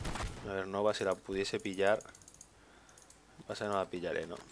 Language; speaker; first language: Spanish; native; Spanish